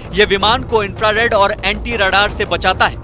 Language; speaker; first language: Hindi; native; Hindi